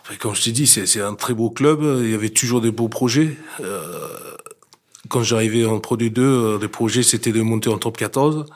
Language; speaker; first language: French; non-native, fluent; English